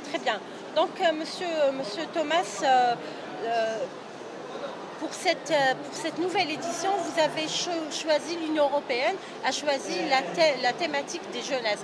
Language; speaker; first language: French; non-native, local second language; Arabic